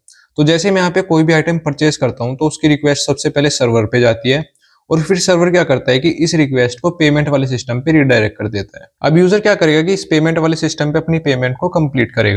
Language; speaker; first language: Hindi; native; Hindi